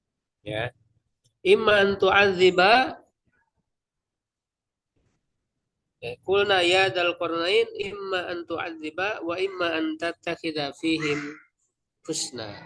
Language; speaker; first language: Arabic; non-native, fluent; Indonesian